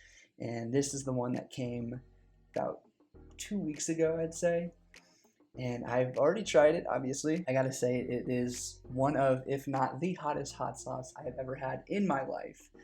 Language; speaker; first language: English; native; English